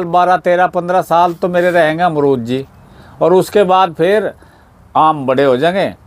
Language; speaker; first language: Hindi; native; Hindi